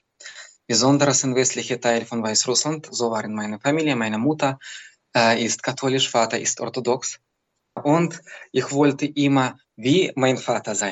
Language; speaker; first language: German; non-native, fluent; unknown